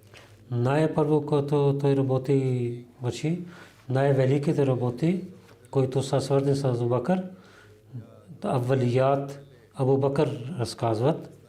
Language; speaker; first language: Bulgarian; non-native, learner; Urdu